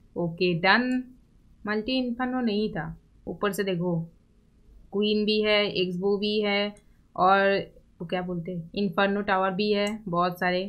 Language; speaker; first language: Hindi; non-native, local second language; Bangla